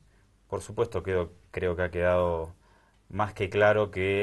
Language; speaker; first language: Spanish; native; Spanish